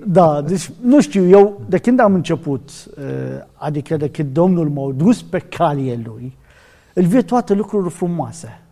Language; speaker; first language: Romanian; non-native, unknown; Arabic